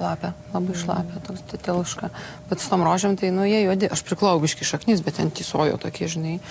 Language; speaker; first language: Lithuanian; native; Lithuanian